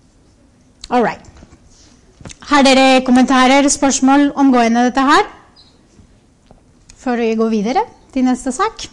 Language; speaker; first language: Norwegian; non-native, fluent; Spanish